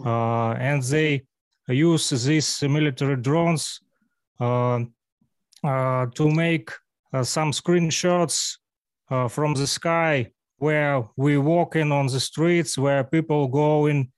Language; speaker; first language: English; non-native, learner; Russian